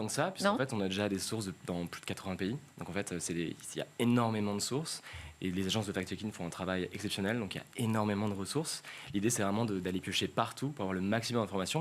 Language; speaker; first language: French; native; French